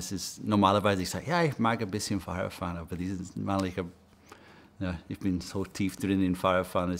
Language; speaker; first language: German; non-native, fluent; English